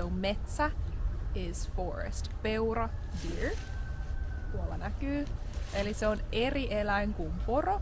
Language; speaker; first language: Finnish; native; Finnish